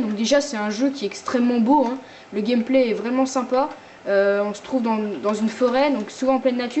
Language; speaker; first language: French; native; French